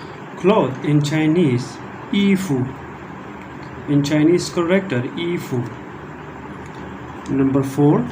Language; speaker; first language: English; non-native, local second language; Urdu